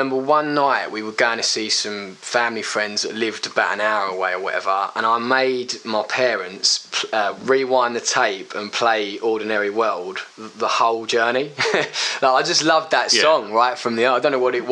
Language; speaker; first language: English; native; English